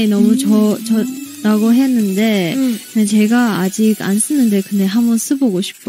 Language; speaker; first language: Korean; non-native, fluent; Japanese